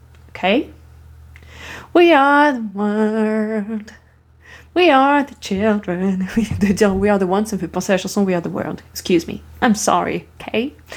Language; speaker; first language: English; non-native, fluent; French